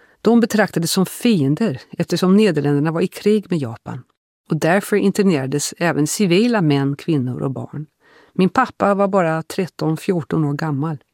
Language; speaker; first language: Swedish; early bilingual, heritage; Swedish